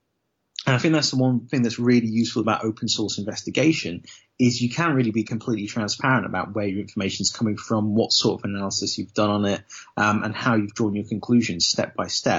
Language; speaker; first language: English; native; English